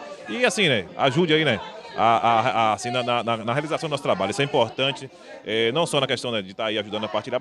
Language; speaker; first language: Portuguese; native; Portuguese